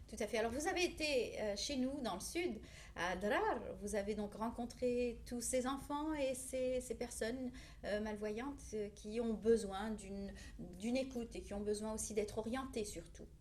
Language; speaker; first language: French; native; French